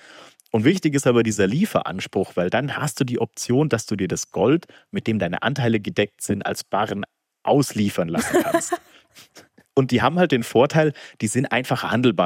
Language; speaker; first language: German; native; German